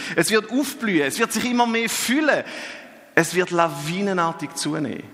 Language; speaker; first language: German; native; German